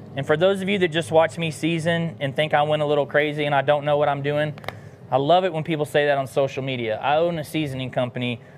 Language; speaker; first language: English; native; English